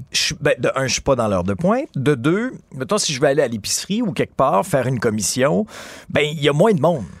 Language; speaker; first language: French; native; French